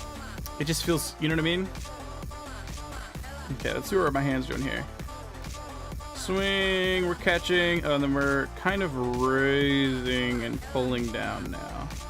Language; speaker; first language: English; native; English